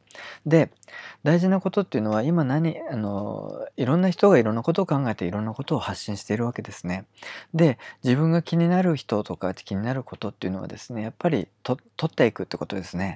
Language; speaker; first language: Japanese; native; Japanese